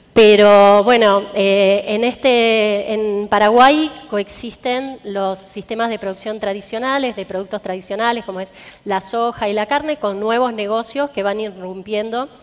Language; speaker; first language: Spanish; native; Spanish